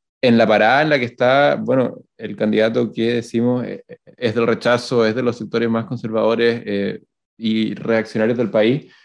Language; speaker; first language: Spanish; native; Spanish